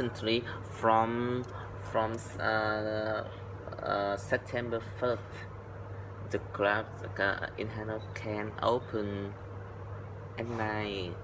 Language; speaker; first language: English; non-native, learner; Vietnamese